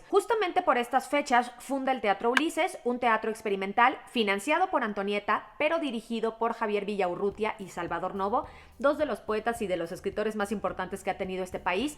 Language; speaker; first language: Spanish; native; Spanish